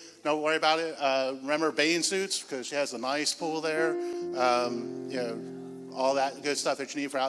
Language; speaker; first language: English; native; English